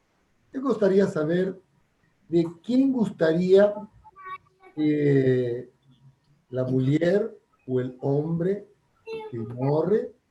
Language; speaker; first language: Portuguese; non-native, learner; Spanish